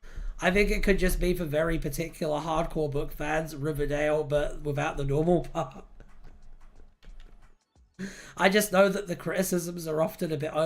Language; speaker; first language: English; native; English